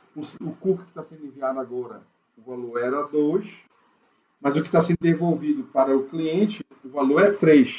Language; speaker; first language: Portuguese; native; Portuguese